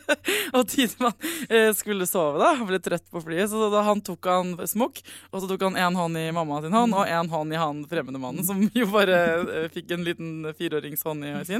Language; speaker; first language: Norwegian; native; Norwegian